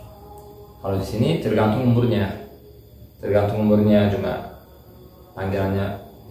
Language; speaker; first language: Indonesian; non-native, learner; Turkish